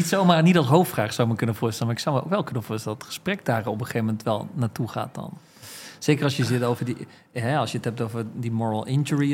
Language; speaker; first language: Dutch; native; Dutch